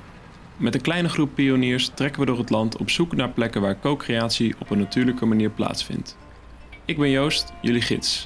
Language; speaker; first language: Dutch; native; Dutch